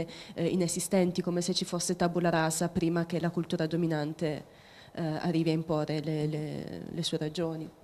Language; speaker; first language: Italian; native; Italian